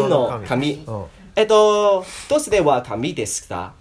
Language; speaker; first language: Japanese; non-native, learner; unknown